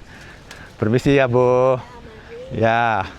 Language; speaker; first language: Indonesian; non-native, fluent; English